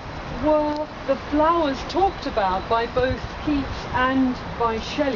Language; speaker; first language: English; native; English